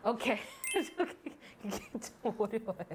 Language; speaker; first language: Korean; non-native, learner; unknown